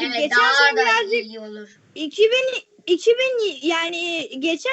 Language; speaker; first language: Turkish; early bilingual, heritage; Turkish